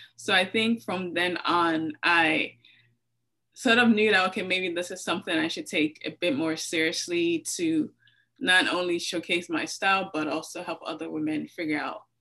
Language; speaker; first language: English; non-native, local second language; Yoruba